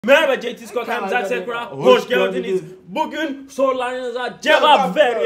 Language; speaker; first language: Turkish; non-native, learner; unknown